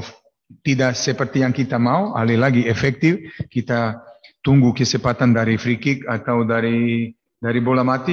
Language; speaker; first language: Indonesian; non-native, fluent; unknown